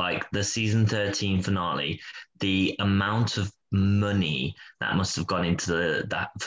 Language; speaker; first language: English; native; English